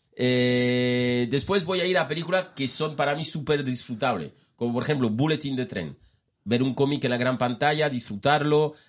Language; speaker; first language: Spanish; non-native, fluent; French